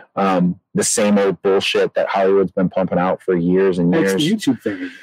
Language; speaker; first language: English; native; English